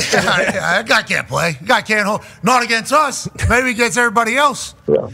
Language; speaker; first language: English; native; English